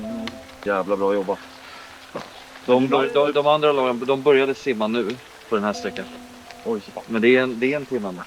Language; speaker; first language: Swedish; native; Swedish